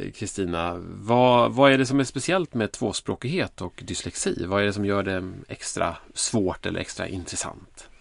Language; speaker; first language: Swedish; native; Swedish